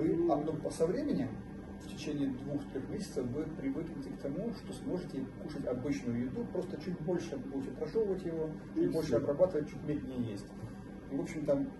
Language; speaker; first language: Russian; native; Russian